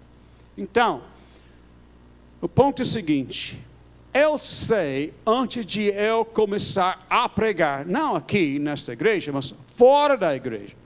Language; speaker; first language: Portuguese; non-native, fluent; English